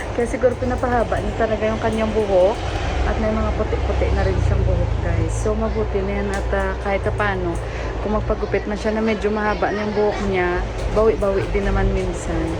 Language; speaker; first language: Filipino; native; Filipino